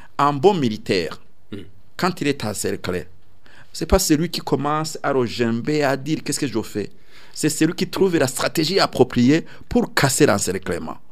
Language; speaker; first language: French; non-native, local second language; Rundi